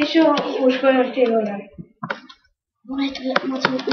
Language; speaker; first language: Czech; non-native, learner; Slovak